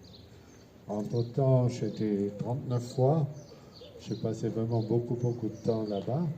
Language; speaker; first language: French; non-native, fluent; German